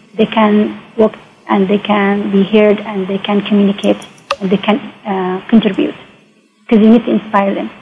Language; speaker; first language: English; non-native, fluent; Arabic